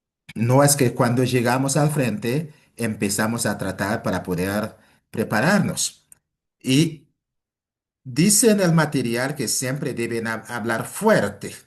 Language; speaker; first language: Spanish; non-native, fluent; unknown